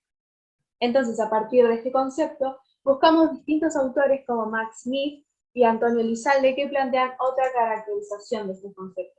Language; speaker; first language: Spanish; native; Spanish